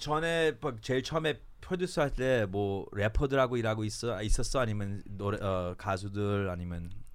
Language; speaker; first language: Korean; early bilingual, heritage; Korean